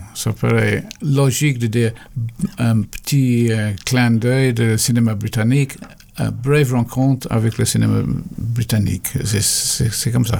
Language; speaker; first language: French; non-native, fluent; English